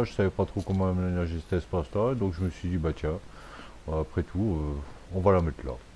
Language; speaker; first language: French; native; French